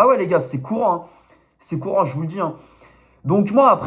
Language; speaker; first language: French; native; French